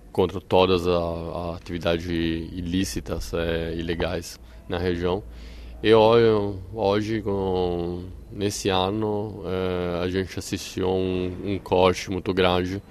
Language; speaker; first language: Portuguese; non-native, fluent; Italian